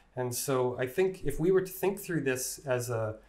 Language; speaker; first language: English; native; English